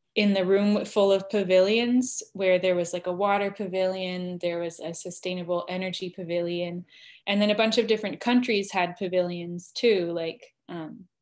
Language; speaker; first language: English; native; English